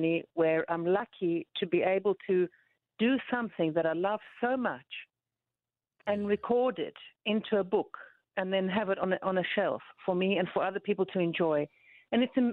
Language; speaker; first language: English; native; English